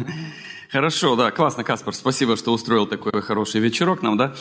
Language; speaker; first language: Russian; native; Russian